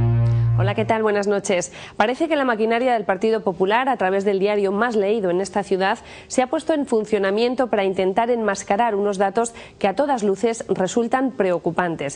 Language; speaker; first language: Spanish; native; Spanish